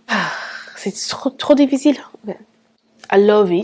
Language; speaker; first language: French; non-native, fluent; English